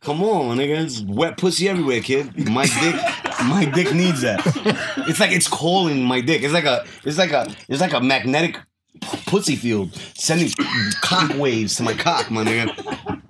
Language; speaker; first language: English; early bilingual, other home language; Spanish